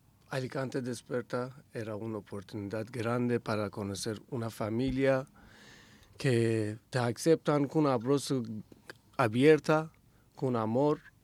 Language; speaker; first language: Spanish; non-native, learner; Persian